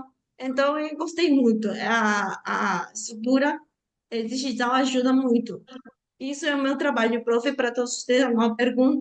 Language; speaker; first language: Portuguese; non-native, learner; Spanish